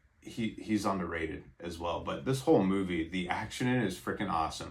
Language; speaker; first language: English; native; English